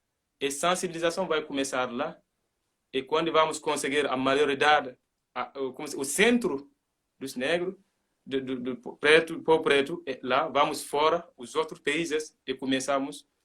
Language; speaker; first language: Portuguese; non-native, learner; Mandingo